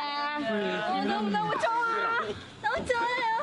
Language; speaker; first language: Korean; non-native, learner; Indonesian